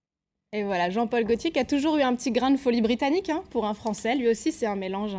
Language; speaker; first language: French; native; French